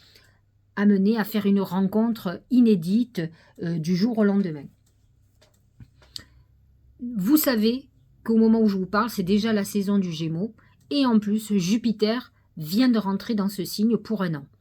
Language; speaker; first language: French; native; French